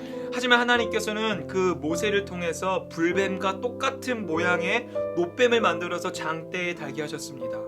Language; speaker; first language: Korean; native; Korean